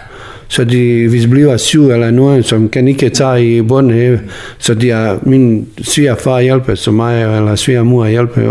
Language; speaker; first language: Danish; non-native, learner; Bosnian